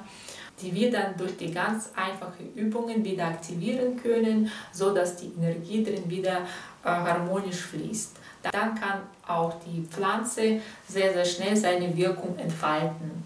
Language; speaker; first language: German; non-native, fluent; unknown